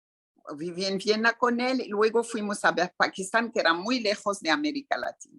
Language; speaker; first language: Spanish; non-native, fluent; Arabic